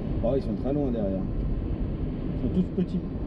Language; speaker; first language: French; native; French